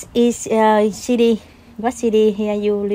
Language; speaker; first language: English; non-native, learner; Vietnamese